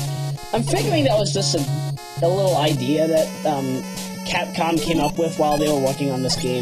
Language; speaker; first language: English; native; English